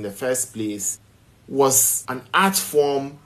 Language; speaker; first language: English; non-native, local second language; Ewe